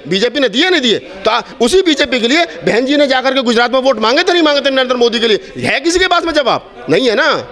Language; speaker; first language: Hindi; native; Hindi